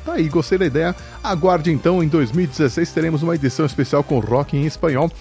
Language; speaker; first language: Portuguese; native; Portuguese